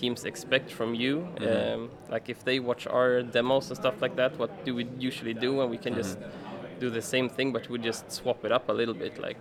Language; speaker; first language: English; non-native, fluent; Swedish